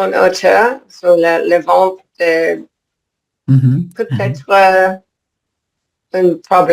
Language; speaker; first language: French; non-native, learner; English